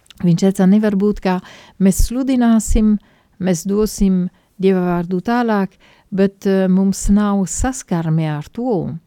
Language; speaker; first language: Latvian; non-native, fluent; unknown